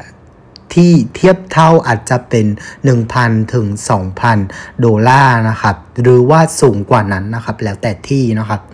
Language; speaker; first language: Thai; non-native, fluent; Vietnamese